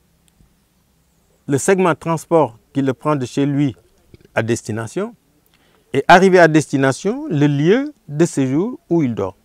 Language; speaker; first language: French; non-native, local second language; Wolof